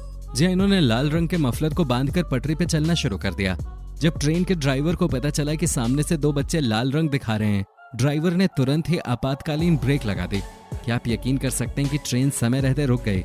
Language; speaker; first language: Hindi; native; Hindi